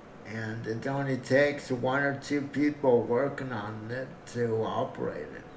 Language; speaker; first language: English; native; English